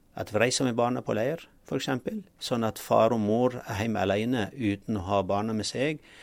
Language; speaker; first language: Norwegian; non-native, fluent; Arabic